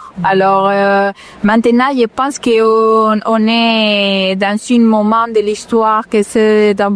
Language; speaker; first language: French; non-native, fluent; Spanish